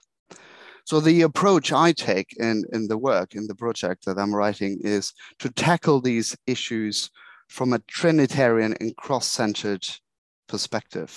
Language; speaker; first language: English; non-native, fluent; German